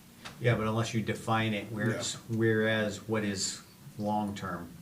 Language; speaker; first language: English; native; English